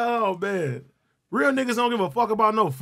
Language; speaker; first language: English; native; English